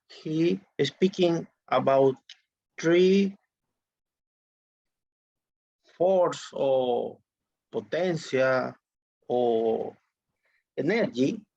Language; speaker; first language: English; non-native, learner; Spanish